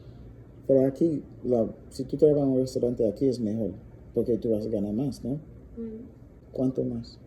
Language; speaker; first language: Spanish; non-native, learner; English